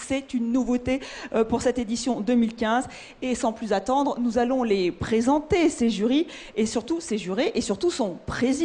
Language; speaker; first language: French; native; French